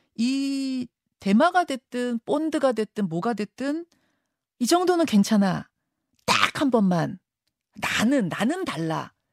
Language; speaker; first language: Korean; native; Korean